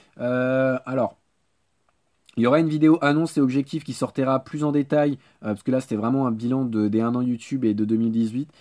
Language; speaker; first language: French; native; French